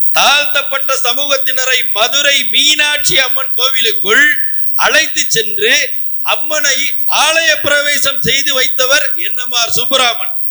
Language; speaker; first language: Tamil; non-native, local second language; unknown